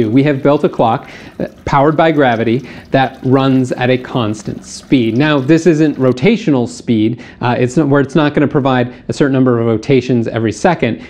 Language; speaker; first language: English; native; English